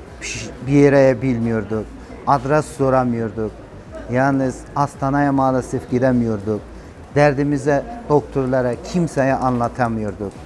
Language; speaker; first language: Turkish; non-native, learner; Persian